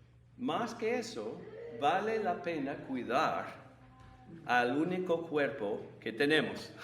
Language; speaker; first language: Spanish; non-native, fluent; English